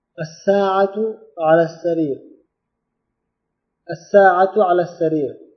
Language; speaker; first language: Arabic; non-native, fluent; Uzbek